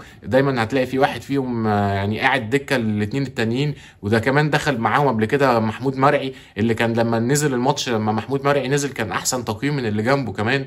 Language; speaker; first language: Arabic; native; Arabic